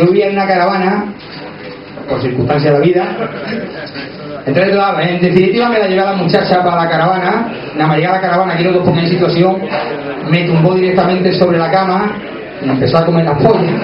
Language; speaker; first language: Spanish; native; Spanish